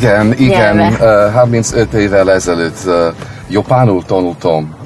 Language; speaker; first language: Hungarian; non-native, learner; English